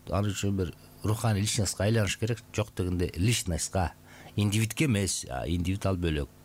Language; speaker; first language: Kyrgyz; native; Kyrgyz